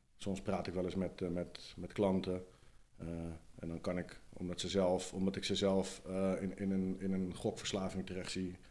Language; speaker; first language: Dutch; native; Dutch